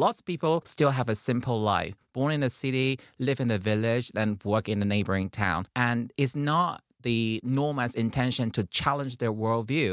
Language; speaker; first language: English; non-native, fluent; Chinese